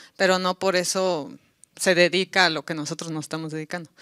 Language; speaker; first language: Spanish; native; Spanish